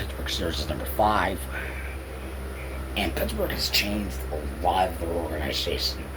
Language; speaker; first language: English; native; English